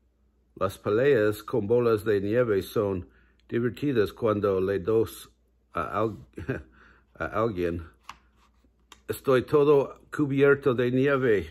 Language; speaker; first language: Spanish; non-native, learner; English